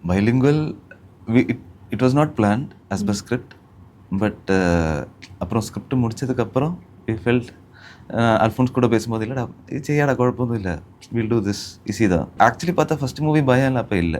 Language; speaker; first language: Tamil; early bilingual, heritage; Tamil